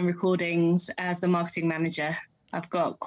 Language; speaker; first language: English; native; English